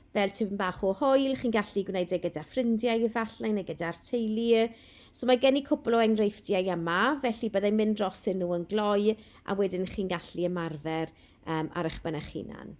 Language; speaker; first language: Welsh; non-native, local second language; English